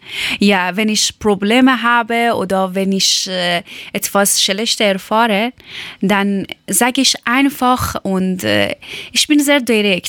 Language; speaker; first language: German; non-native, learner; Persian